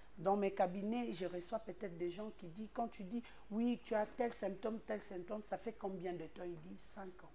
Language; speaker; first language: French; non-native, local second language; Lingala